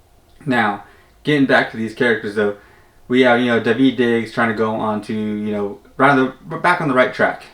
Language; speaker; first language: English; native; English